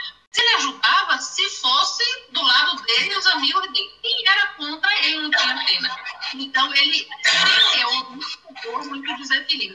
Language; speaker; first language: Portuguese; native; Portuguese